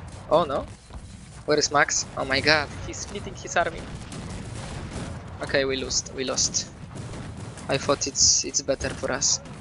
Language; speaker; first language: English; non-native, fluent; Polish